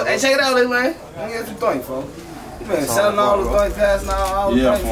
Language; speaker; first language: English; native; English